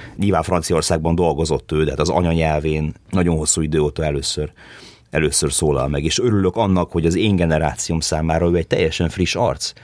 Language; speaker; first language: Hungarian; early bilingual, heritage; Hungarian